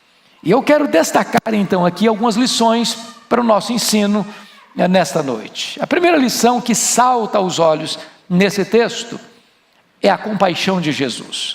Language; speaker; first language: Portuguese; native; Portuguese